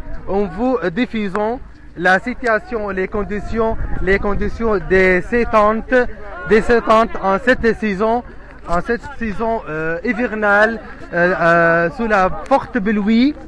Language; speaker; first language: French; non-native, fluent; Arabic